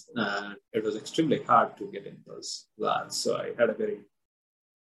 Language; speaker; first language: English; non-native, local second language; Odia